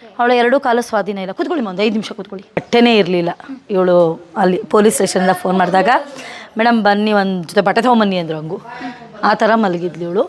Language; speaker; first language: Kannada; native; Kannada